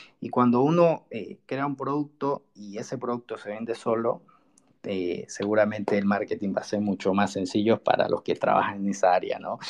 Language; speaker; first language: Spanish; native; Spanish